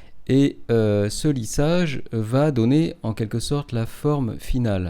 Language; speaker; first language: French; native; French